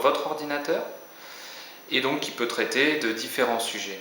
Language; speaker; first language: French; native; French